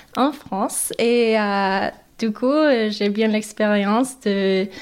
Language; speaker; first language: French; non-native, fluent; English